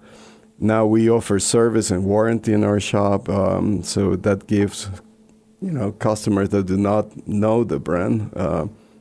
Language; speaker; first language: English; non-native, fluent; Spanish